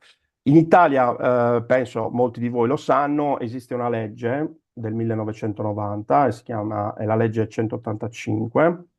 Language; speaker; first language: Italian; native; Italian